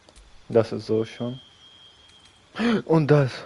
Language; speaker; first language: German; non-native, learner; Russian